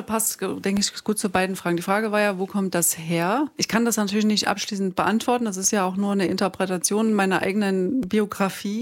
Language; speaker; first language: German; native; German